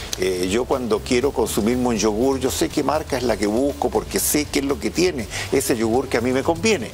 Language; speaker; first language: Spanish; native; Spanish